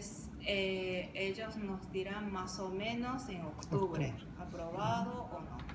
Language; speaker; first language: Spanish; non-native, fluent; Japanese